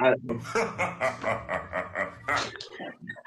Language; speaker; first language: English; non-native, learner; Indonesian